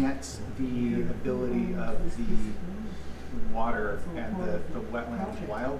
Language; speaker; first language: English; native; English